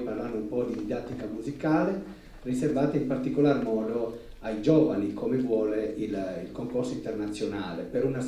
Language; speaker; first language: Italian; native; Italian